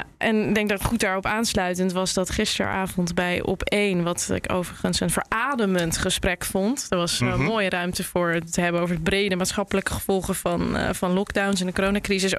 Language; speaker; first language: Dutch; native; Dutch